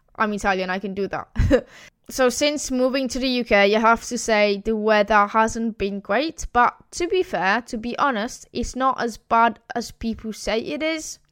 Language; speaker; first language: English; non-native, fluent; Italian